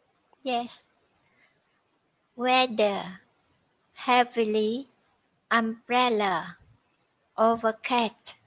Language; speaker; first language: English; non-native, learner; Vietnamese